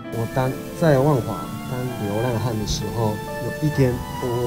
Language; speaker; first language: Chinese; non-native, fluent; Japanese